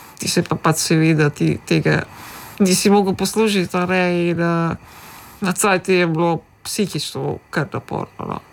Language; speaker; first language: Slovenian; early bilingual, other home language; Macedonian